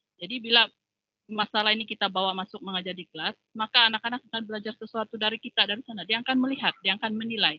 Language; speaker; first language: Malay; non-native, local second language; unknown